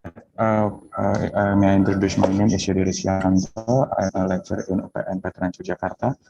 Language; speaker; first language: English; non-native, fluent; Indonesian